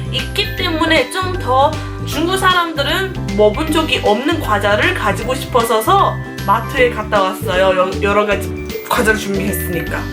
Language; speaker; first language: Korean; non-native, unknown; Chinese